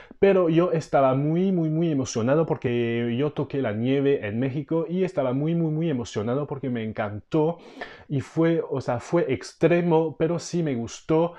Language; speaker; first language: Spanish; non-native, fluent; French